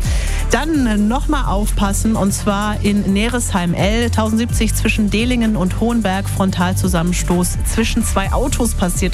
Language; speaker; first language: German; native; German